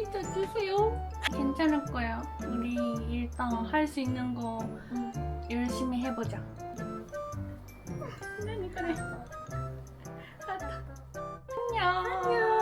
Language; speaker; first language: Korean; non-native, fluent; Japanese